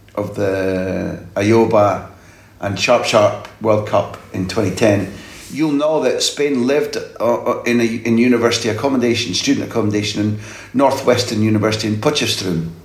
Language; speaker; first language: English; native; English